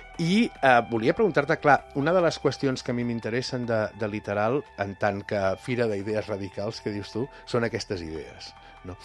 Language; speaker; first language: Catalan; native; Catalan